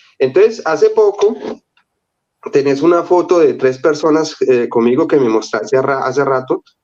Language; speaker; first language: Spanish; native; Spanish